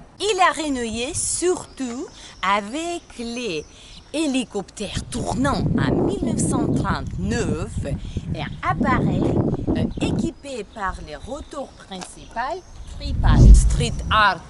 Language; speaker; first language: French; non-native, learner; Ukrainian